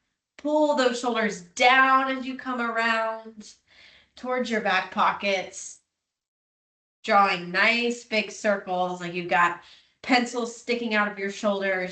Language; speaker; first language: English; native; English